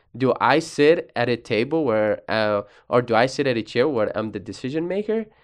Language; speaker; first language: English; early bilingual, other home language; Arabic